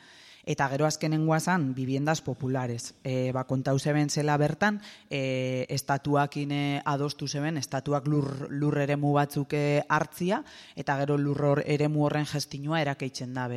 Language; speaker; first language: Basque; native; Basque